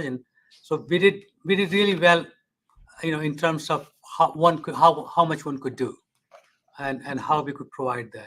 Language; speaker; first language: English; non-native, fluent; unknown